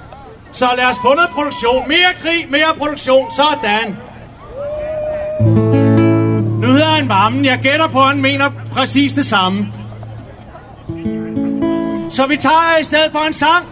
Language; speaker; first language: Danish; native; Danish